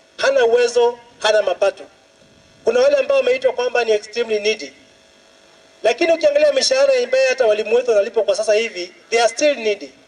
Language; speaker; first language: Swahili; non-native, local second language; Luo (Kenya and Tanzania)